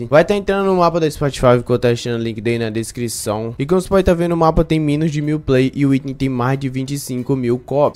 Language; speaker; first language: Portuguese; native; Portuguese